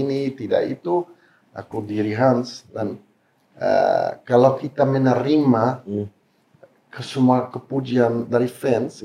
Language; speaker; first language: Indonesian; non-native, fluent; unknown